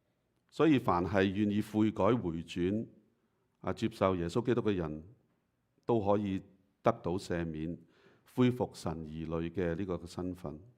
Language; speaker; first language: Chinese; native; Chinese